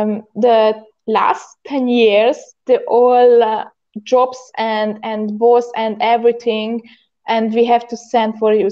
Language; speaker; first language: English; non-native, learner; Hungarian